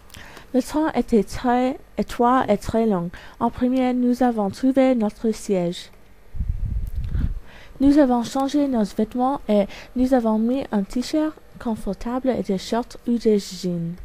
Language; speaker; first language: French; non-native, learner; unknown